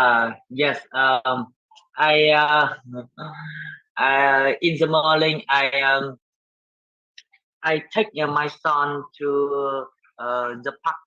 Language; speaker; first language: English; non-native, learner; Vietnamese